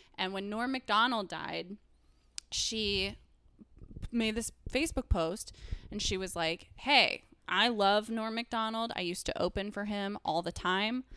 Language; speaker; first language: English; native; English